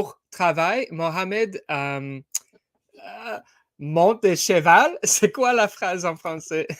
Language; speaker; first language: French; non-native, learner; English